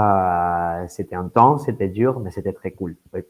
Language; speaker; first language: French; non-native, fluent; Spanish